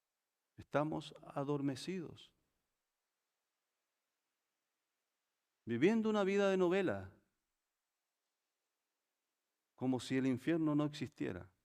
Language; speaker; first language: Spanish; native; Spanish